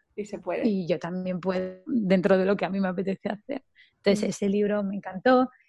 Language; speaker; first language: Spanish; native; Spanish